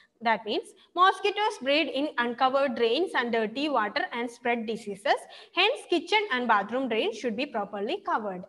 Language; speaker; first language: English; non-native, local second language; Malayalam